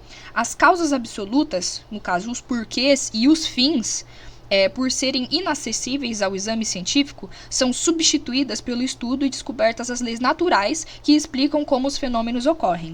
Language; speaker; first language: Portuguese; native; Portuguese